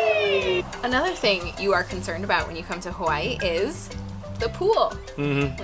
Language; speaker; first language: English; native; English